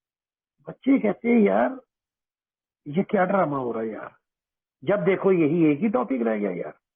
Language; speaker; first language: Hindi; native; Hindi